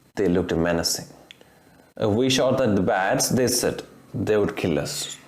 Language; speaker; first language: English; non-native, local second language; Malayalam